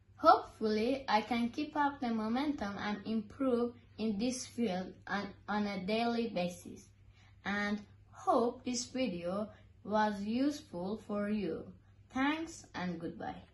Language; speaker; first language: English; non-native, learner; Persian